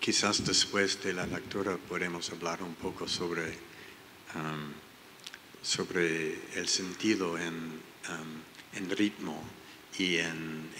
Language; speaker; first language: Spanish; non-native, learner; English